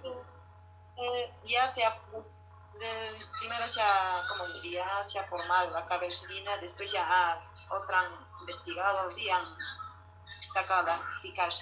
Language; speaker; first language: Spanish; native; Spanish